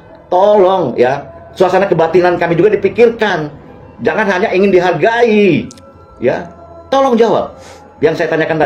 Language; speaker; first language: Indonesian; native; Indonesian